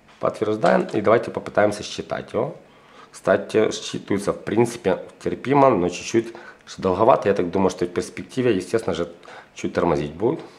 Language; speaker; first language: Russian; non-native, local second language; Ukrainian